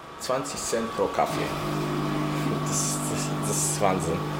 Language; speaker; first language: German; non-native, learner; Bosnian